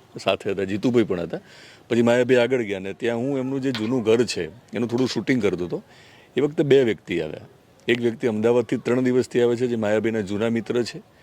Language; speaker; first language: Gujarati; native; Gujarati